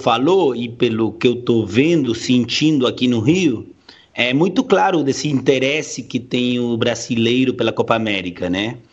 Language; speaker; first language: Portuguese; non-native, fluent; Spanish